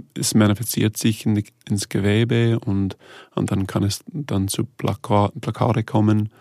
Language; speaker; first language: German; non-native, fluent; English